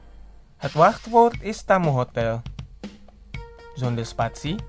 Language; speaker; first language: Dutch; non-native, fluent; Indonesian